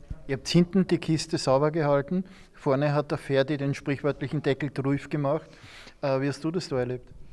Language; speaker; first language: German; native; German